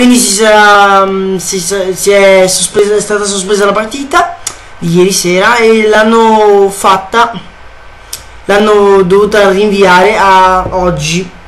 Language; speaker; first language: Italian; native; Italian